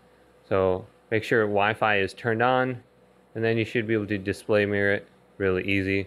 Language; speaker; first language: English; native; English